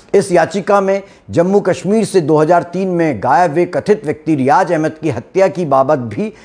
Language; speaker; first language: Hindi; native; Hindi